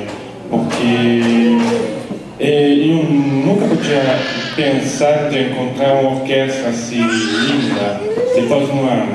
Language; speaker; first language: Portuguese; non-native, learner; Italian